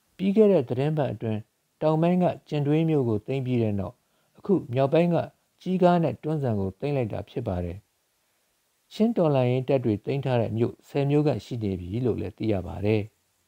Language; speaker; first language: Burmese; native; Burmese